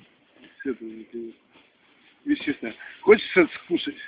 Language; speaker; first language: Russian; native; Russian